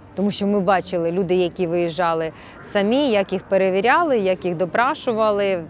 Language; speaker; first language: Ukrainian; native; Ukrainian